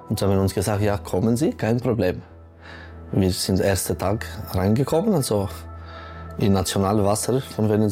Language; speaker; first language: German; non-native, local second language; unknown